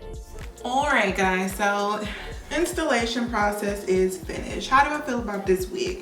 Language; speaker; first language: English; native; English